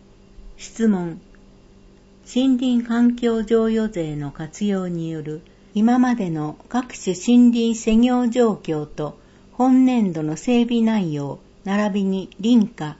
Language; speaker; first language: Japanese; native; Japanese